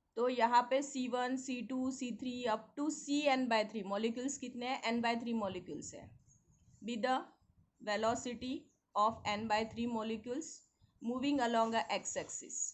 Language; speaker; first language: Hindi; non-native, local second language; Marathi